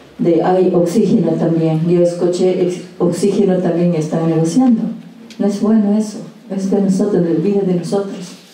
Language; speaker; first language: Spanish; non-native, local second language; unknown